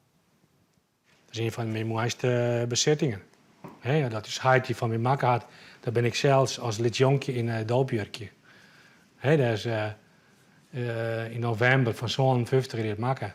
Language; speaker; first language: Dutch; non-native, local second language; Western Frisian